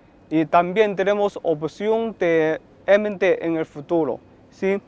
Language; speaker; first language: Spanish; non-native, learner; Chinese